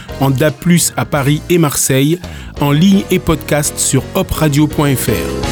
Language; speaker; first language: French; native; French